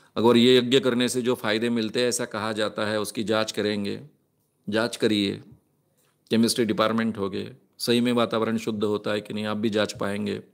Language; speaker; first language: Hindi; non-native, local second language; Marathi